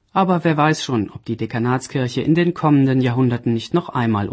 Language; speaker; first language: German; native; German